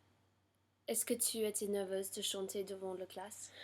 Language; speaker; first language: French; non-native, learner; English